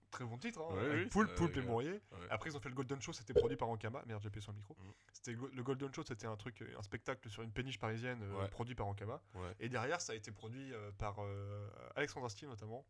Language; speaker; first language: French; native; French